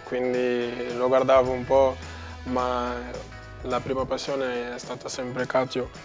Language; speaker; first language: Italian; non-native, learner; Portuguese